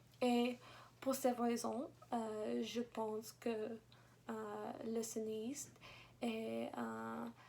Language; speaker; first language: French; non-native, learner; English